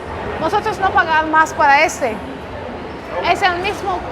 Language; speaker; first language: Spanish; non-native, learner; English